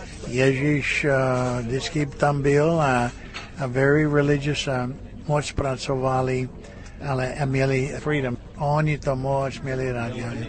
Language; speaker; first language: Czech; early bilingual, heritage; Czech